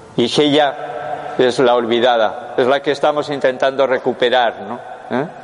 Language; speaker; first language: Spanish; non-native, local second language; Basque